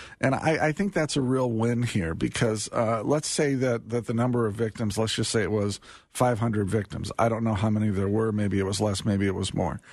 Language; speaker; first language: English; native; English